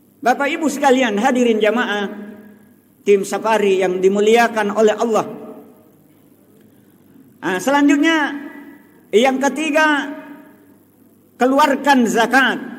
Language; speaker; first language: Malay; non-native, local second language; Buginese